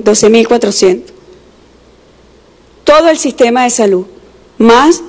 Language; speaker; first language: Spanish; native; Spanish